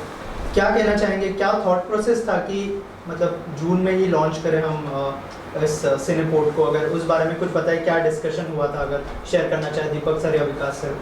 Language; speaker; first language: Hindi; native; Hindi